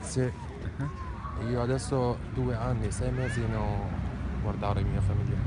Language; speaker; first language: Italian; non-native, learner; Arabic